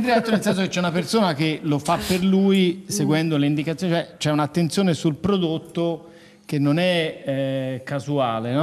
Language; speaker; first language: Italian; native; Italian